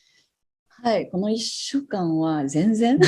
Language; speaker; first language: Japanese; non-native, fluent; English